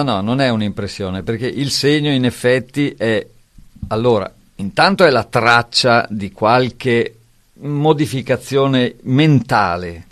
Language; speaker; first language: Italian; native; Italian